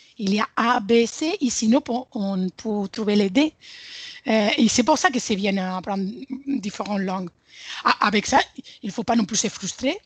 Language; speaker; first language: French; non-native, fluent; Spanish